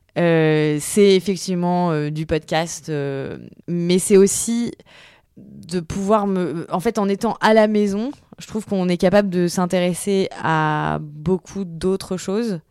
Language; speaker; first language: French; native; French